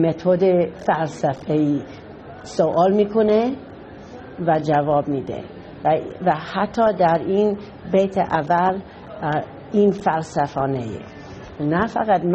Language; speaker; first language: Persian; non-native, fluent; English